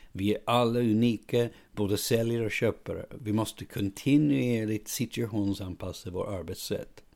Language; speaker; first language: Swedish; non-native, fluent; English